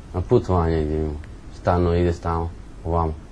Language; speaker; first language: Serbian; non-native, learner; Spanish